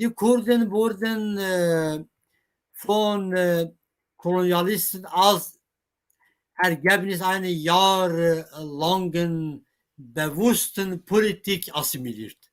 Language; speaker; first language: German; non-native, fluent; Kurdish